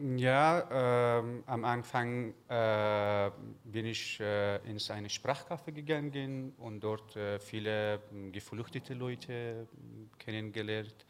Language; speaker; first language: German; non-native, learner; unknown